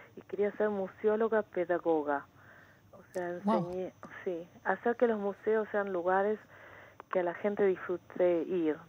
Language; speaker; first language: Spanish; native; Spanish